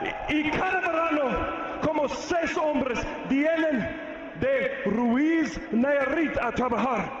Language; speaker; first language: Spanish; non-native, learner; English